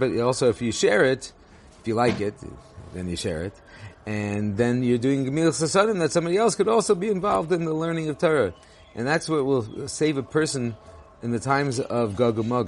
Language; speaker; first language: English; native; English